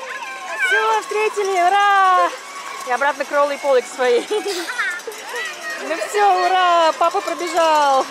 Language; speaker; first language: Russian; native; Russian